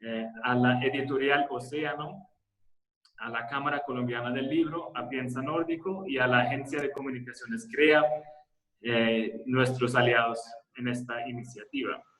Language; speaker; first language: Spanish; non-native, fluent; Swedish